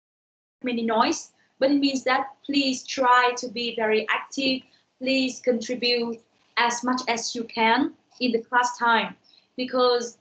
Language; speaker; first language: English; non-native, fluent; Vietnamese